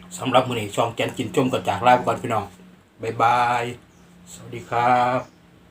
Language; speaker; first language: Thai; native; Thai